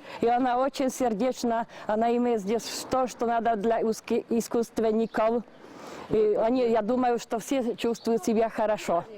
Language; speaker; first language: Russian; non-native, learner; Slovak